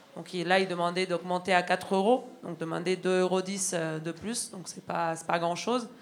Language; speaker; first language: French; non-native, fluent; Spanish